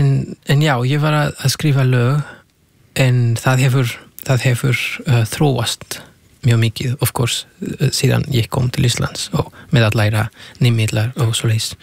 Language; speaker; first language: Icelandic; non-native, fluent; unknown